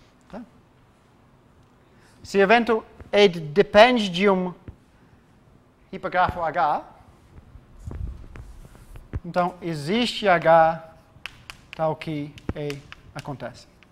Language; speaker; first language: Portuguese; non-native, fluent; English